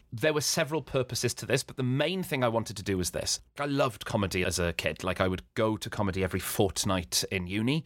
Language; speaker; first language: English; non-native, local second language; Welsh